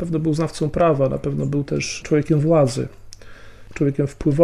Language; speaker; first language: Polish; native; Polish